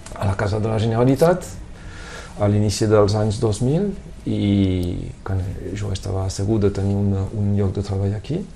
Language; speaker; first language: Catalan; non-native, local second language; French